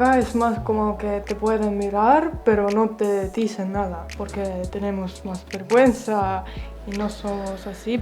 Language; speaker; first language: Spanish; non-native, fluent; Estonian